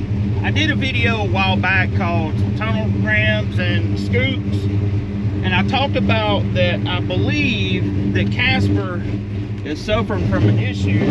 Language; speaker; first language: English; native; English